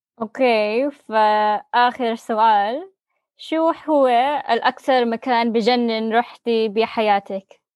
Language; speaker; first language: Arabic; non-native, learner; English